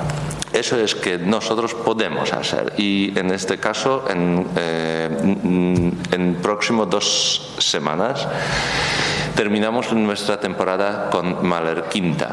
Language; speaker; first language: Spanish; non-native, learner; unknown